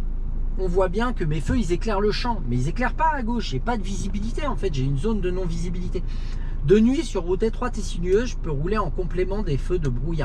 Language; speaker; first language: French; native; French